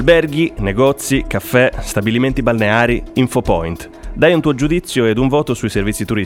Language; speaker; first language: Italian; native; Italian